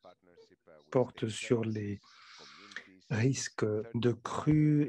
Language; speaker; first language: French; native; French